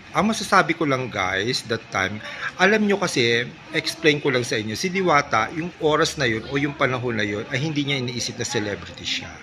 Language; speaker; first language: Filipino; non-native, local second language; Waray